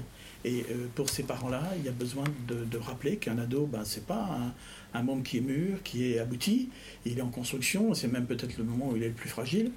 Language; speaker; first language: French; native; French